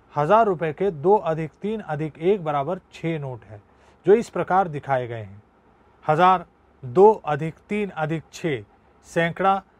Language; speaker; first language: Hindi; non-native, local second language; Marathi